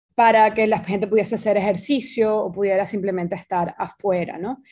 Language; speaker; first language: Spanish; native; Spanish